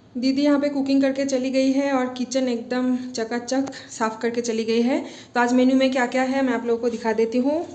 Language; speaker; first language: Hindi; non-native, local second language; Bangla